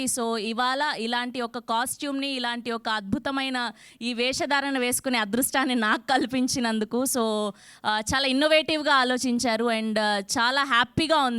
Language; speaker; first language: Telugu; native; Telugu